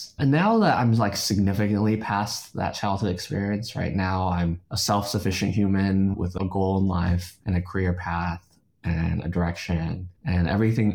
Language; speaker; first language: English; native; English